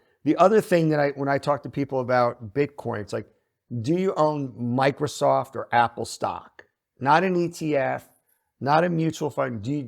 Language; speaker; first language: English; native; English